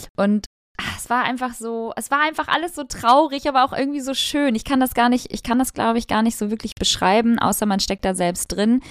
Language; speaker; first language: German; early bilingual, other home language; Albanian